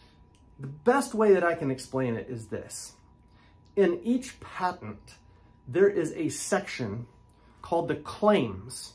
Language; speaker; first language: English; native; English